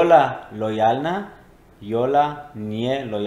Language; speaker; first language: Polish; non-native, learner; Hebrew